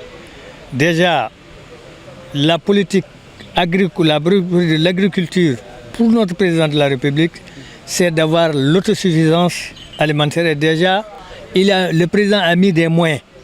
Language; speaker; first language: French; non-native, local second language; Fula